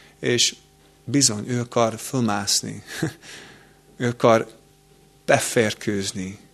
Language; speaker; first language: Hungarian; non-native, fluent; English